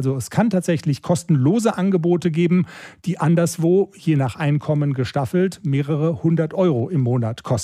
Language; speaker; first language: German; native; German